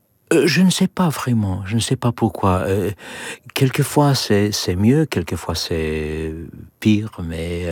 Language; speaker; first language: French; non-native, learner; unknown